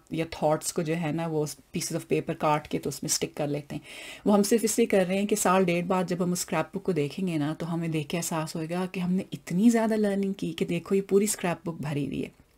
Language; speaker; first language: Urdu; non-native, local second language; Punjabi